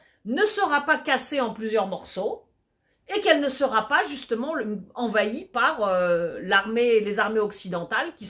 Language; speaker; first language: French; early bilingual, other home language; Polish